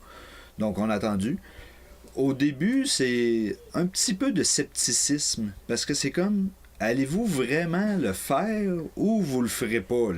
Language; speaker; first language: French; native; French